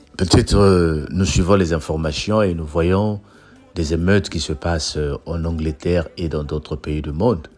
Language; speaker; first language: French; non-native, local second language; Lingala